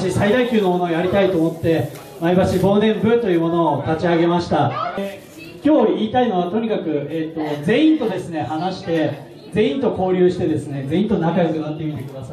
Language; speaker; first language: Japanese; native; Japanese